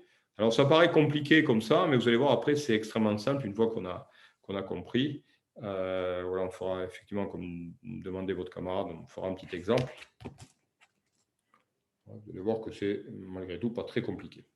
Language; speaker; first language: French; native; French